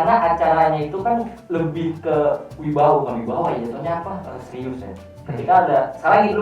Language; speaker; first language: Indonesian; native; Indonesian